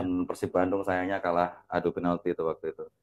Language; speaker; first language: Indonesian; native; Indonesian